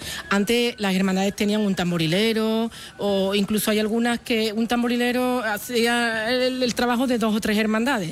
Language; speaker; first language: Spanish; native; Spanish